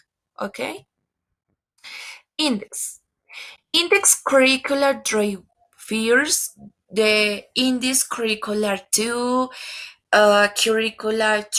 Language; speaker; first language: English; non-native, learner; Spanish